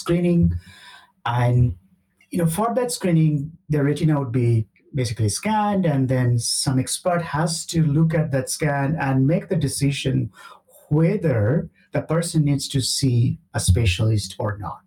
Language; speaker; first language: English; non-native, local second language; Bangla